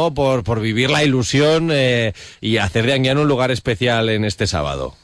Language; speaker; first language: Spanish; native; Spanish